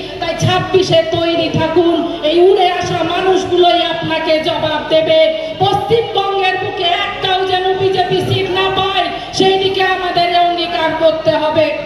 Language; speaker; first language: Bangla; non-native, local second language; Santali